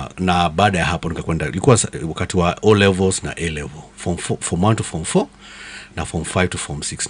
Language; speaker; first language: Swahili; non-native, local second language; Kikuyu